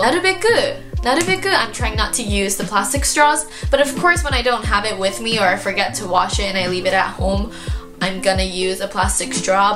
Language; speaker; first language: English; early bilingual, other home language; Japanese